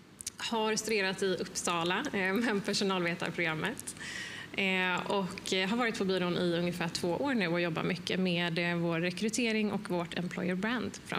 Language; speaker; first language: Swedish; native; Swedish